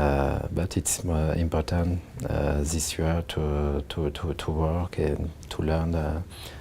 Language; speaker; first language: English; non-native, learner; French